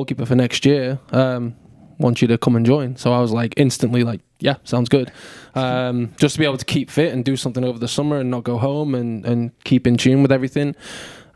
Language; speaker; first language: English; native; English